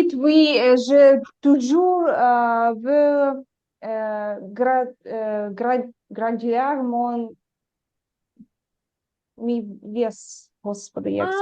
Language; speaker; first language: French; non-native, learner; Ukrainian